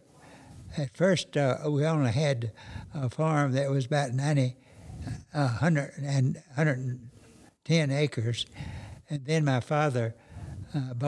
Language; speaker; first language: English; native; English